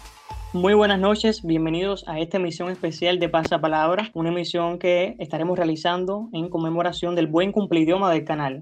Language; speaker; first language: Spanish; native; Spanish